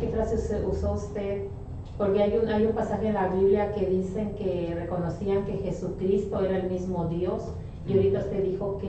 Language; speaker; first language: Spanish; native; Spanish